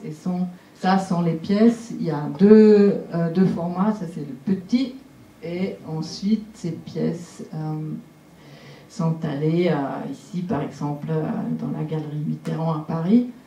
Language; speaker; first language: French; non-native, local second language; German